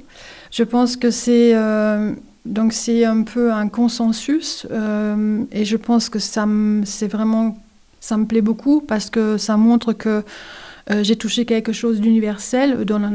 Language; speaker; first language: French; non-native, fluent; German